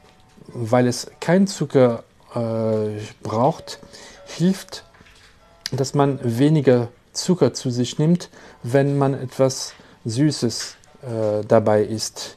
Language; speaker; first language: German; non-native, local second language; French